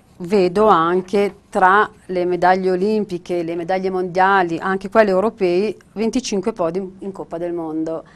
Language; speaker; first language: Italian; native; Italian